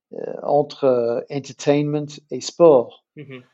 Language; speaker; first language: French; non-native, fluent; English